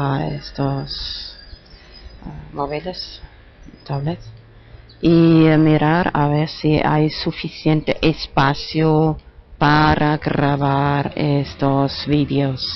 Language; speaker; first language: Spanish; non-native, fluent; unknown